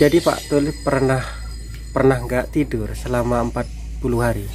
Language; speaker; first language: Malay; non-native, local second language; Javanese